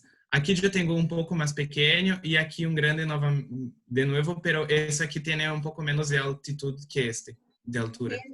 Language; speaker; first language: Spanish; non-native, learner; Portuguese